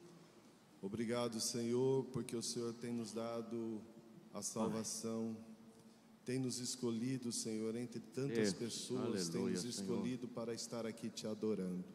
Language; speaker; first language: Portuguese; native; Portuguese